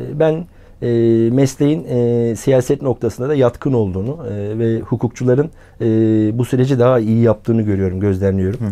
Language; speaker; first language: Turkish; native; Turkish